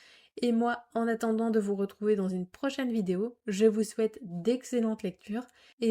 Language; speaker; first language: French; native; French